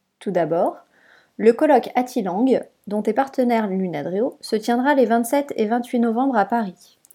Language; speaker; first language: French; native; French